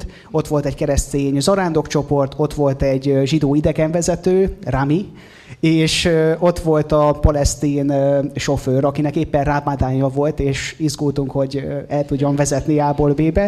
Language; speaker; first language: Hungarian; native; Hungarian